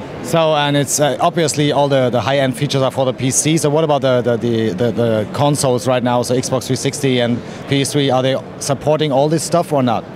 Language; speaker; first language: English; non-native, fluent; German